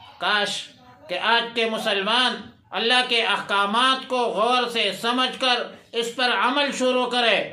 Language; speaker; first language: Urdu; non-native, local second language; Pashto